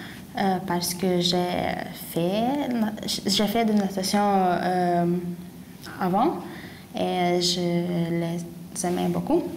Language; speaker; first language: French; non-native, learner; Lithuanian